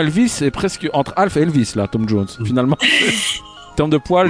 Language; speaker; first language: French; native; French